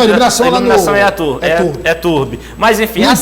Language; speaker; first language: Portuguese; native; Portuguese